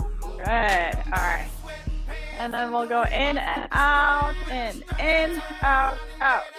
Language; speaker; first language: English; native; English